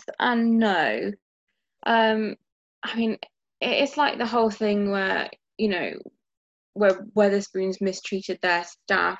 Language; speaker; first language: English; native; English